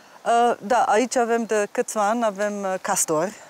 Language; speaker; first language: Romanian; non-native, fluent; German